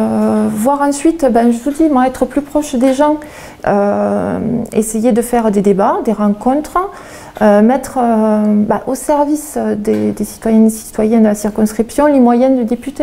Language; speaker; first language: French; native; French